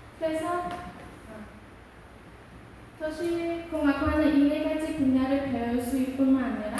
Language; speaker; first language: Korean; non-native, local second language; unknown